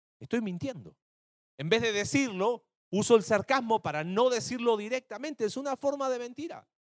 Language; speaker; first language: Spanish; native; Spanish